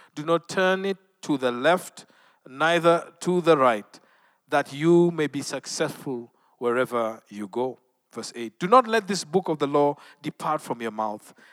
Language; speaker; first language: English; non-native, local second language; Luo (Kenya and Tanzania)